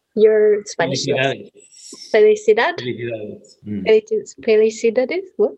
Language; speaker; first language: English; non-native, fluent; Japanese